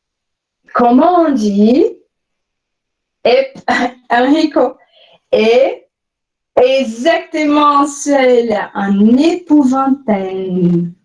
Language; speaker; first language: French; non-native, fluent; Portuguese